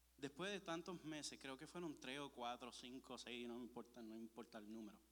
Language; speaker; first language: Spanish; early bilingual, heritage; Spanish